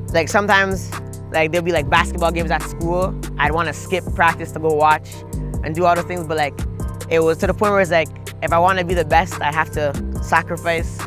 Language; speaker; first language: English; native; English